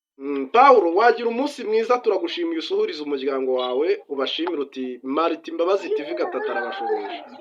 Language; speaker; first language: Kinyarwanda; native; Kinyarwanda